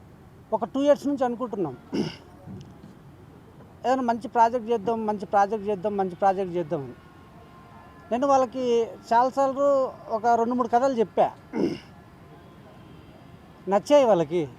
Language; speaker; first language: Telugu; native; Telugu